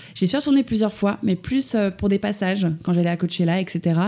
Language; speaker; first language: French; native; French